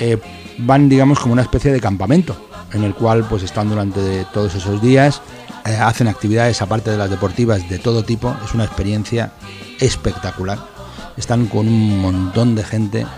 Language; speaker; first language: Spanish; native; Spanish